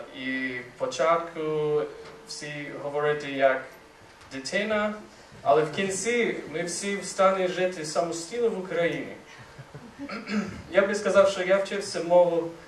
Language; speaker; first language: Ukrainian; non-native, fluent; English